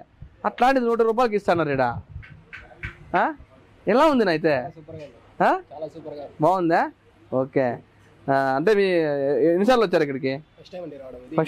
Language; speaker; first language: Telugu; native; Telugu